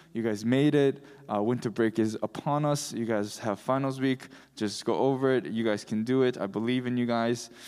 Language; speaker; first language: English; early bilingual, other home language; Korean